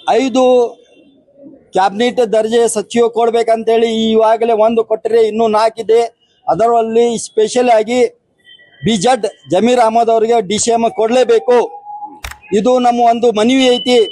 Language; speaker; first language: Kannada; non-native, local second language; Urdu